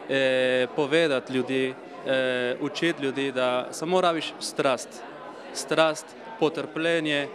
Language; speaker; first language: Slovenian; early bilingual, heritage; Spanish